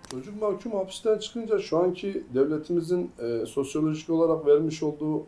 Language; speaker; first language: Turkish; native; Turkish